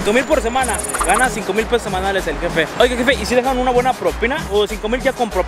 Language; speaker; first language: Spanish; native; Spanish